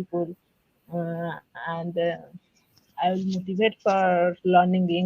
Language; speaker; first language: English; non-native, learner; Odia